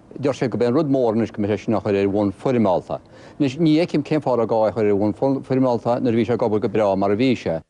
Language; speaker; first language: Irish; native; Irish